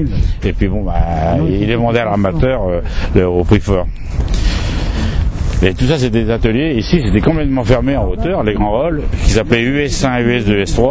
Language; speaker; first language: French; native; French